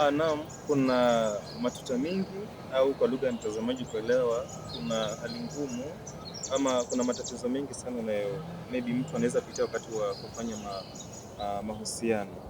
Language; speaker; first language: Swahili; non-native, local second language; Luyia